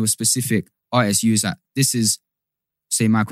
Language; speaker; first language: English; native; English